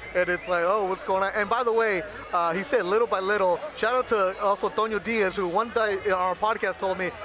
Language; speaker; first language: English; early bilingual, other home language; Spanish